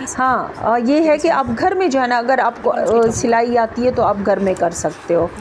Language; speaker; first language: Urdu; non-native, local second language; Pashto